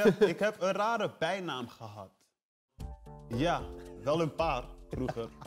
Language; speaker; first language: Dutch; early bilingual, other home language; Portuguese